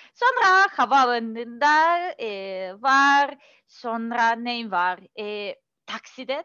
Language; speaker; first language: Turkish; non-native, learner; Russian